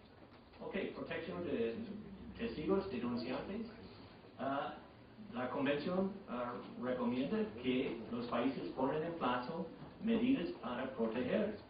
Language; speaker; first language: Spanish; non-native, fluent; English